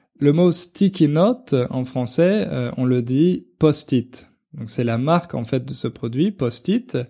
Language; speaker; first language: French; native; French